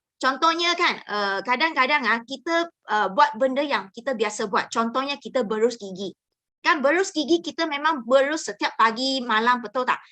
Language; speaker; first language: Malay; non-native, local second language; Chinese